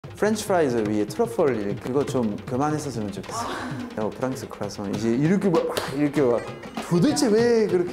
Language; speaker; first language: Korean; non-native, fluent; French